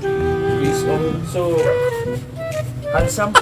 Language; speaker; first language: English; non-native, learner; Filipino